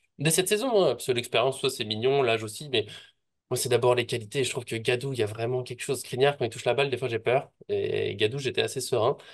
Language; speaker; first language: French; native; French